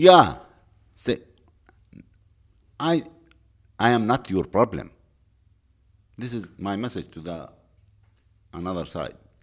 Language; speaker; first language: English; non-native, learner; Arabic